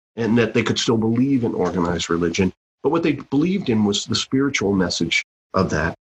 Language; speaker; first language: English; native; English